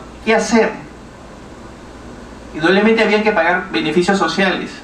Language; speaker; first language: Spanish; native; Spanish